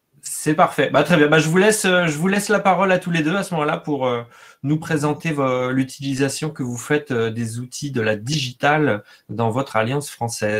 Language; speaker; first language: French; native; French